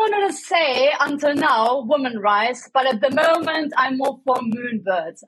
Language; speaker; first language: English; non-native, fluent; German